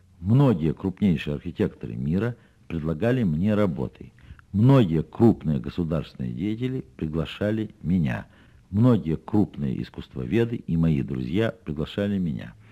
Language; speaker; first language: Russian; native; Russian